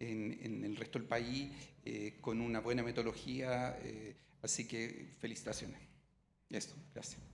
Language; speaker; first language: Spanish; native; Spanish